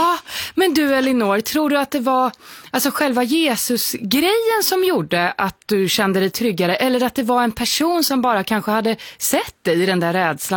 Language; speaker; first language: Swedish; native; Swedish